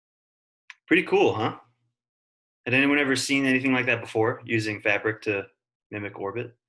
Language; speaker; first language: English; native; English